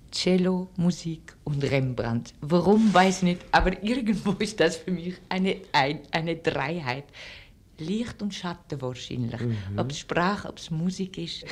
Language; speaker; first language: German; early bilingual, other home language; French